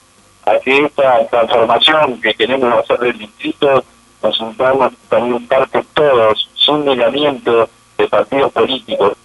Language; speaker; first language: Spanish; native; Spanish